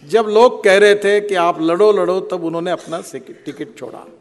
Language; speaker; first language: Hindi; non-native, local second language; Marathi